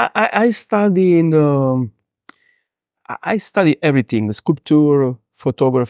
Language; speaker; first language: English; non-native, learner; Italian